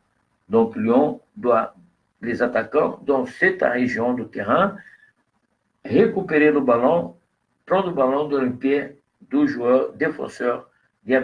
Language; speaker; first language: French; non-native, fluent; Portuguese